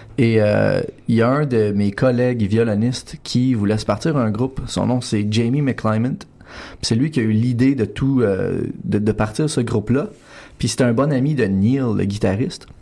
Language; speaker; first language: French; native; French